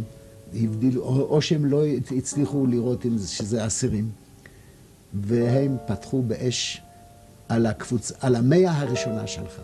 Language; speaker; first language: Hebrew; non-native, fluent; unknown